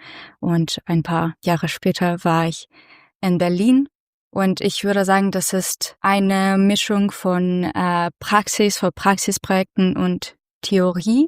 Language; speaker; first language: German; non-native, fluent; Russian